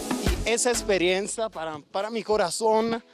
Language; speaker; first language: Spanish; non-native, learner; Italian